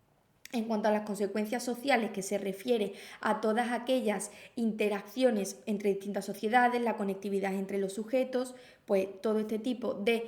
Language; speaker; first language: Spanish; native; Spanish